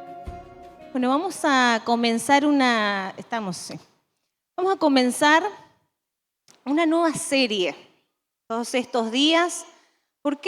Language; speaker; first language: Spanish; native; Spanish